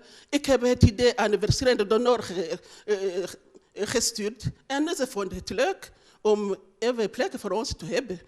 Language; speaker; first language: Dutch; non-native, learner; Rundi